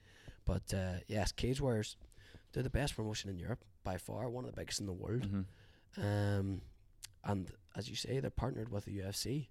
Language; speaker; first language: English; native; English